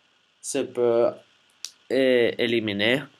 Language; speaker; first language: French; non-native, learner; Spanish